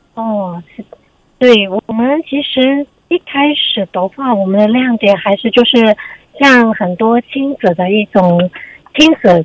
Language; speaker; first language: Chinese; native; Chinese